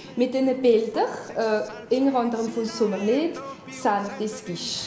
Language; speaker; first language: German; non-native, local second language; Swiss German